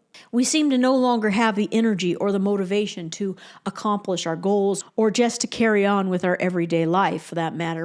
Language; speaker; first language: English; native; English